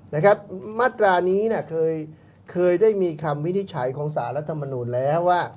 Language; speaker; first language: Thai; native; Thai